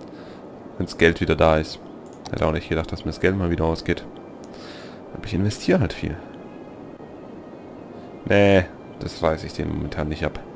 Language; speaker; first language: German; native; German